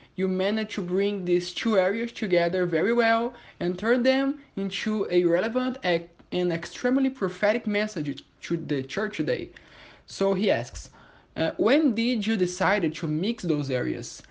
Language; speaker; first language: English; non-native, fluent; Portuguese